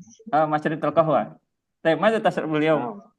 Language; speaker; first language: Arabic; non-native, fluent; Indonesian